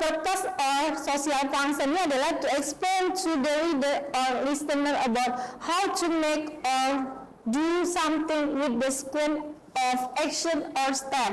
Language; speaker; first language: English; non-native, learner; Indonesian